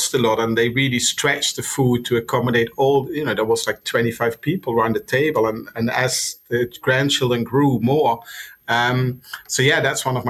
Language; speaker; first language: English; non-native, fluent; Dutch